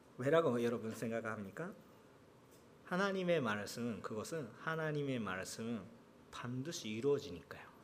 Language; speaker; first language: Korean; non-native, fluent; Japanese